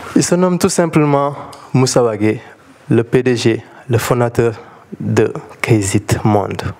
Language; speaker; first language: French; non-native, local second language; Bambara